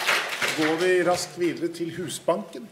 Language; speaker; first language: Norwegian; native; Norwegian